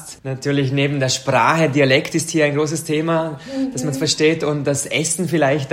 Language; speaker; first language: German; native; German